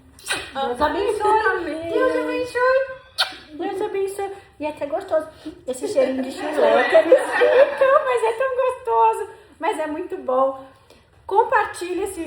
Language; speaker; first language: Portuguese; native; Portuguese